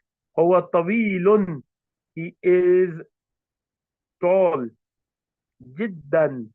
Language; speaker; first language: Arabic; non-native, fluent; Urdu